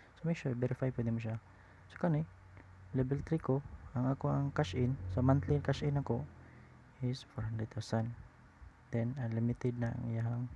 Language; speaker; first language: Cebuano; native; Cebuano